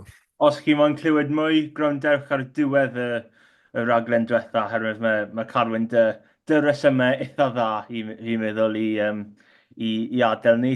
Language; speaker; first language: Welsh; non-native, local second language; English